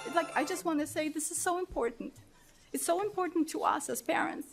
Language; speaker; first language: English; non-native, fluent; Polish